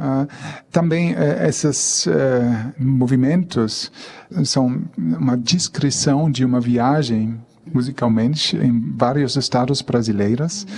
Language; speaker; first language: Portuguese; non-native, fluent; German